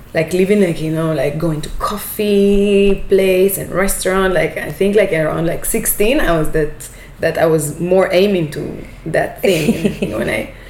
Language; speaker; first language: English; non-native, fluent; Hebrew